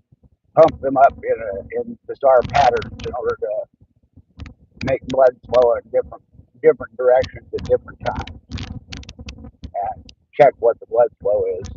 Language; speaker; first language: English; native; English